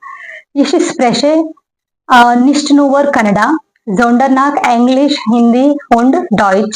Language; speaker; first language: German; non-native, learner; Kannada